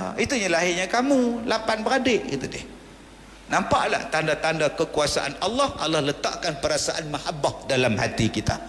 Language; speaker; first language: Malay; native; Malay